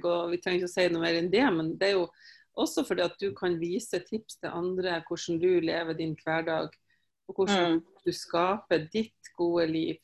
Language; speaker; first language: Norwegian; native; Norwegian